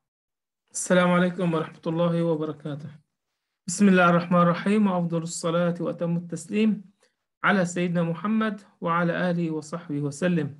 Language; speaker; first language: Arabic; non-native, fluent; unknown